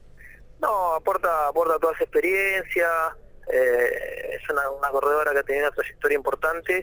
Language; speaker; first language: Spanish; native; Spanish